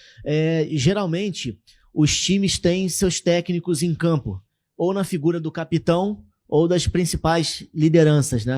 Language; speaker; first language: Portuguese; native; Portuguese